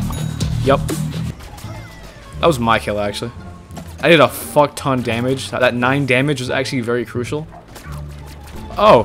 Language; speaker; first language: English; native; English